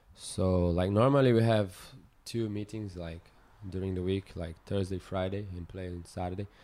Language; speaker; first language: English; non-native, fluent; Portuguese